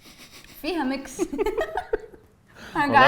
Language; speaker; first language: Arabic; native; Arabic